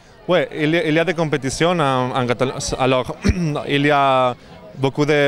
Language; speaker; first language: French; non-native, learner; Catalan